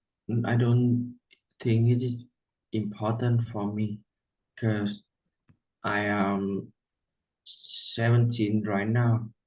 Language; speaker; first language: English; non-native, learner; Vietnamese